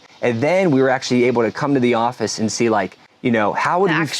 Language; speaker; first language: English; native; English